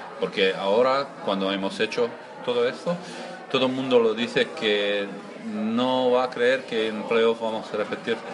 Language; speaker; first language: Spanish; non-native, learner; Croatian